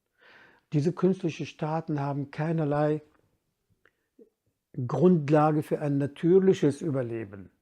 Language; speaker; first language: German; non-native, fluent; Kurdish